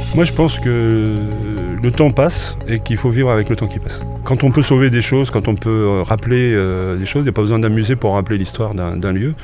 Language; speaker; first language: French; native; French